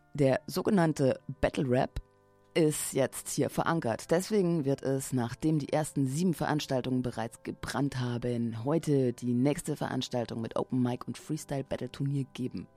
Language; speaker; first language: German; native; German